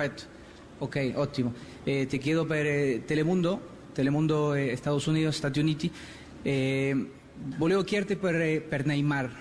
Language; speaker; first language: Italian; non-native, fluent; Spanish